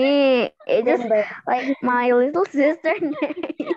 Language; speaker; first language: English; non-native, learner; Indonesian